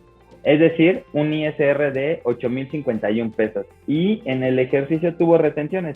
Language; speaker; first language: Spanish; native; Spanish